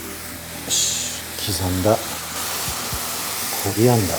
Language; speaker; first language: Japanese; native; Japanese